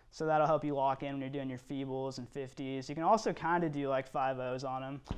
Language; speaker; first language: English; native; English